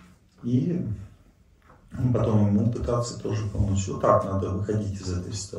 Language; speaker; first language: Russian; native; Russian